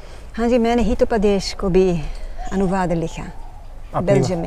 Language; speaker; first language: Hindi; non-native, learner; Dutch